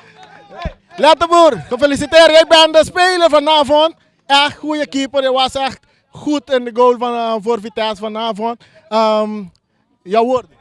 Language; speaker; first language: Dutch; non-native, local second language; Papiamento